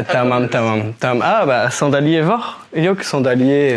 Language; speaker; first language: Turkish; non-native, learner; French